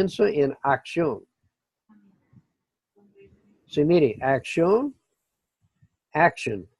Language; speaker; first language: Spanish; non-native, fluent; English